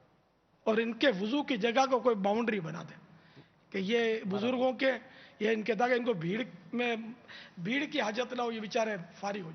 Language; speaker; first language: Urdu; native; Urdu